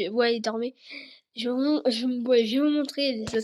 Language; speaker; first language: French; native; French